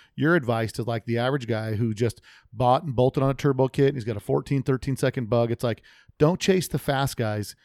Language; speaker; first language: English; native; English